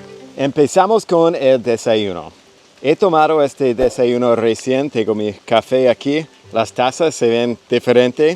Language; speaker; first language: Spanish; non-native, fluent; English